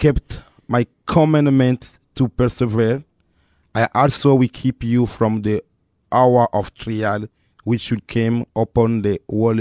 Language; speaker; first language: English; non-native, fluent; Lingala